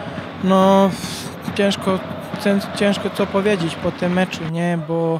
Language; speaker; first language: Polish; non-native, learner; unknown